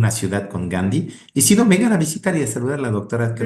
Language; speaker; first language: Spanish; native; Spanish